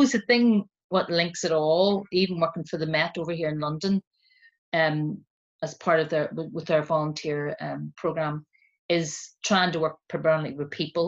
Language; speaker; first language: English; native; English